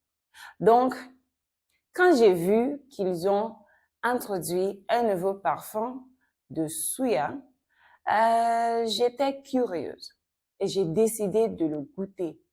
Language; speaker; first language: French; non-native, fluent; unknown